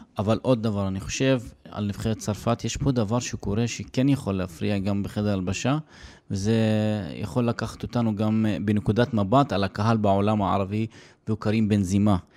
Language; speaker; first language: Hebrew; non-native, local second language; Arabic